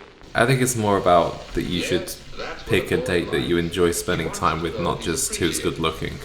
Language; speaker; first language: English; native; English